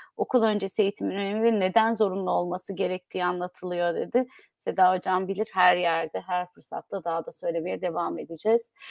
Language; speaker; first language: Turkish; native; Turkish